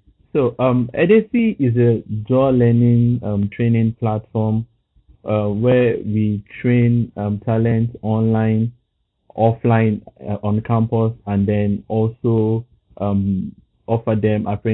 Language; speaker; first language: English; non-native, local second language; Yoruba